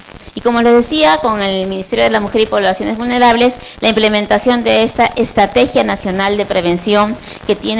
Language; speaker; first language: Spanish; native; Spanish